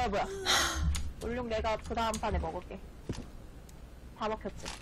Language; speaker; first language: Korean; native; Korean